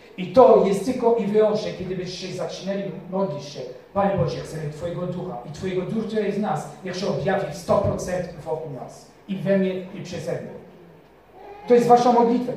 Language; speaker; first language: Polish; non-native, fluent; French